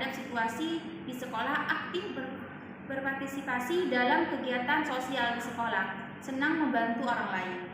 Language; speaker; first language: Indonesian; non-native, local second language; Madurese